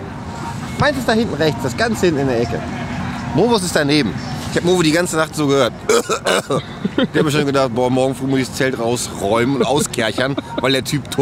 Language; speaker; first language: German; native; German